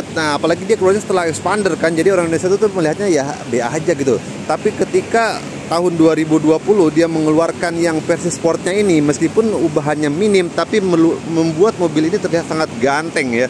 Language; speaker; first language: Indonesian; native; Indonesian